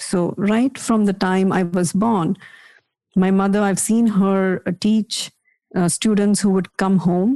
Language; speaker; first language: English; non-native, local second language; Kannada